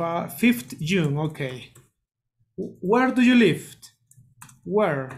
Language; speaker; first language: English; non-native, learner; Spanish